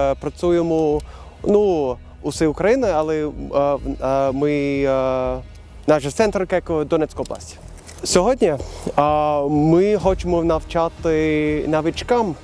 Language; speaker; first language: Ukrainian; non-native, learner; Swedish